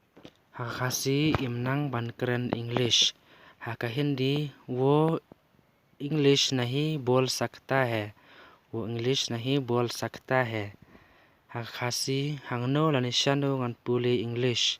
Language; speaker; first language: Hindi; non-native, local second language; Khasi